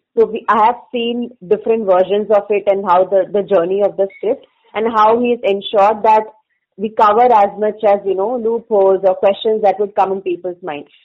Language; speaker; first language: English; non-native, local second language; Tamil